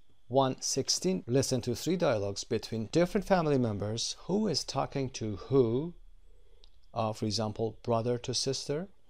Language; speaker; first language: English; non-native, fluent; Persian